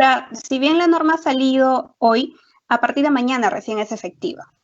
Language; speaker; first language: Spanish; native; Spanish